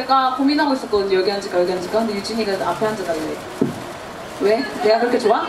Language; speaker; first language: Korean; native; Korean